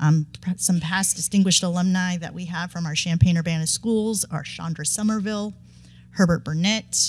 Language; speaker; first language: English; native; English